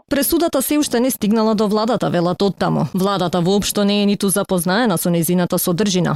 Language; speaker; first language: Macedonian; native; Macedonian